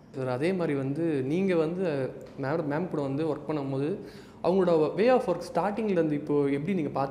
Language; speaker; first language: Tamil; native; Tamil